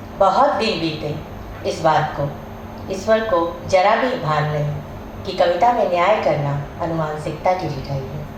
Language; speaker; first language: Hindi; native; Hindi